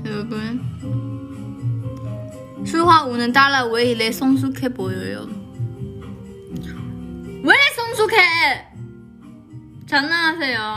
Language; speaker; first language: Korean; non-native, learner; Chinese